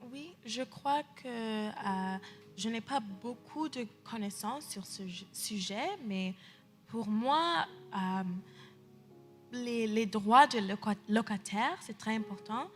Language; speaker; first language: French; early bilingual, heritage; English